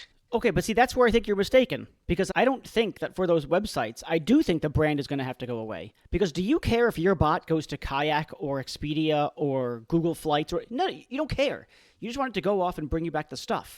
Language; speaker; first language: English; native; English